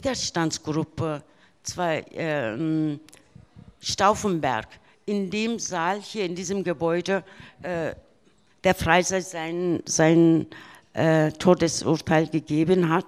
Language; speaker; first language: German; early bilingual, other home language; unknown